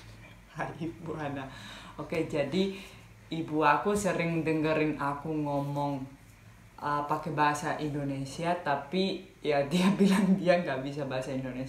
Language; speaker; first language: Indonesian; non-native, fluent; Spanish